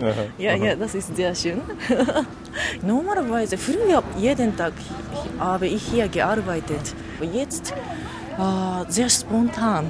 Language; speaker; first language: German; non-native, learner; Japanese